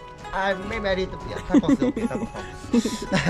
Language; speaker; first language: English; non-native, learner; Japanese